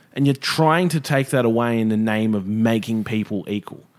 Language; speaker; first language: English; native; English